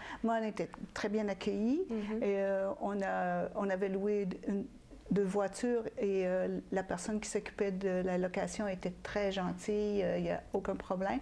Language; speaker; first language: French; native; French